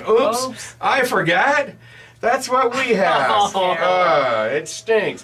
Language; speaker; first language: English; native; English